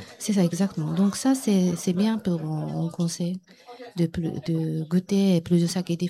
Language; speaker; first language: French; non-native, learner; Japanese